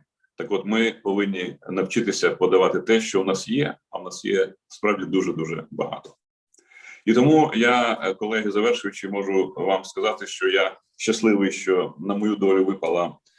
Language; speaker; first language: Ukrainian; native; Ukrainian